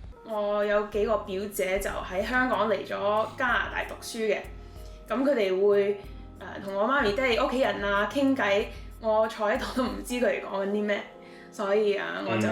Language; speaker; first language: Cantonese; early bilingual, heritage; Cantonese